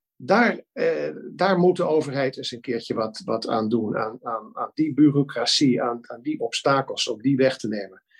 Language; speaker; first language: Dutch; native; Dutch